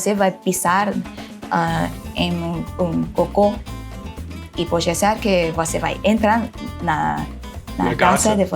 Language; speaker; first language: Portuguese; non-native, fluent; Thai